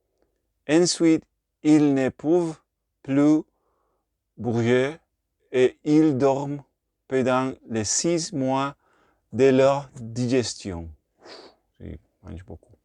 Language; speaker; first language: French; non-native, learner; Spanish